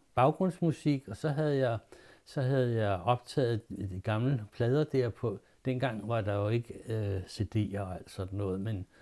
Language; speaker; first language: Danish; native; Danish